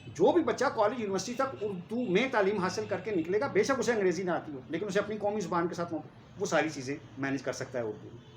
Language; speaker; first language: Urdu; native; Urdu